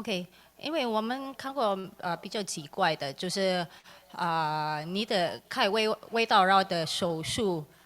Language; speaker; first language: Chinese; non-native, learner; English